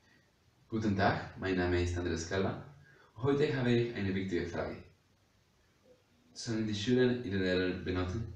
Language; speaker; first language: German; non-native, learner; Spanish